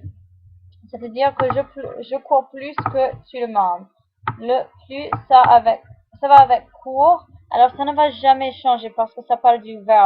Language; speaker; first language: French; non-native, fluent; English